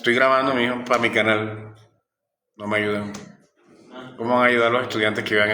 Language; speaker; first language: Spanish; native; Spanish